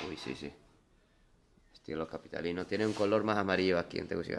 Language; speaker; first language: Spanish; non-native, fluent; Japanese